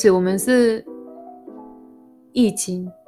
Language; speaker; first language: Chinese; non-native, learner; Japanese